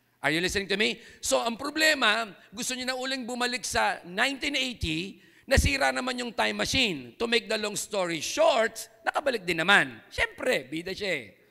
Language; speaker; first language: Filipino; native; Filipino